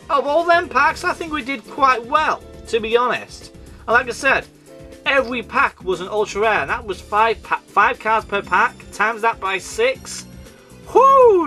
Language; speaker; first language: English; native; English